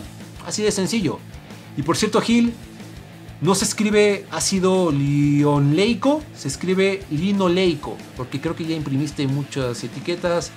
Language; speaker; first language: Spanish; native; Spanish